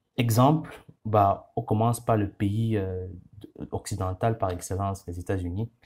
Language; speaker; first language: French; non-native, local second language; Ghomala